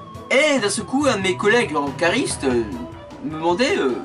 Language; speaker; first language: French; native; French